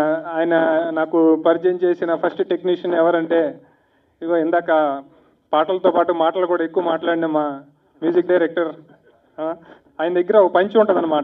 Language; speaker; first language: Telugu; native; Telugu